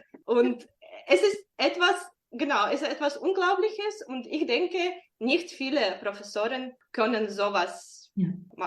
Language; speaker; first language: German; non-native, fluent; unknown